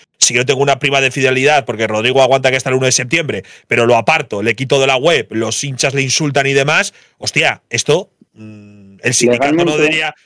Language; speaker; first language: Spanish; native; Spanish